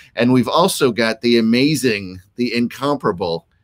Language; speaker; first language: English; native; English